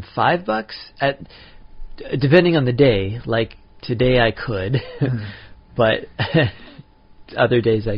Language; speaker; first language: English; native; English